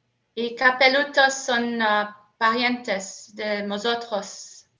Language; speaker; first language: Spanish; non-native, learner; English